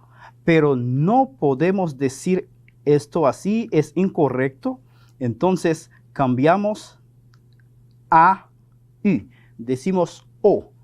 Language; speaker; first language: Spanish; non-native, fluent; French